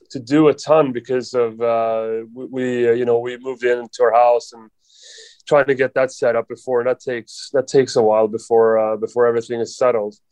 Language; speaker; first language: English; non-native, fluent; Swedish